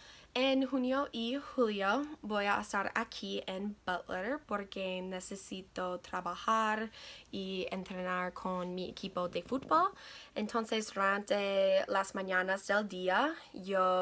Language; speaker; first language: Spanish; non-native, learner; English